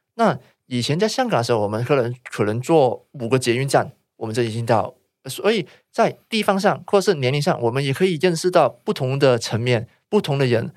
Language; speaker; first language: Chinese; non-native, local second language; Cantonese